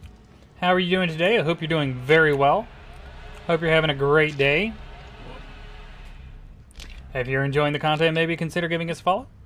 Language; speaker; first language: English; native; English